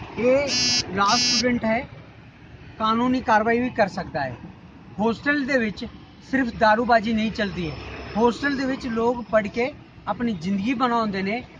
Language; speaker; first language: Punjabi; non-native, fluent; Kannada